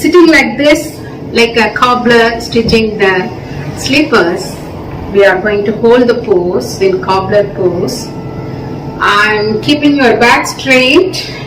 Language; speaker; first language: English; non-native, local second language; Tamil